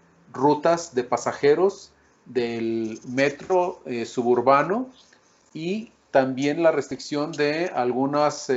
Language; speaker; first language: Spanish; native; Spanish